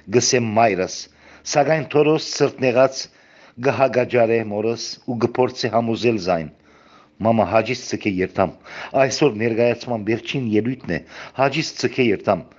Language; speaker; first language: Armenian; early bilingual, heritage; Armenian